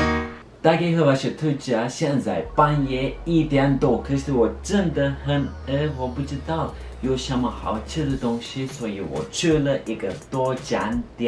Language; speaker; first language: Chinese; non-native, learner; Turkish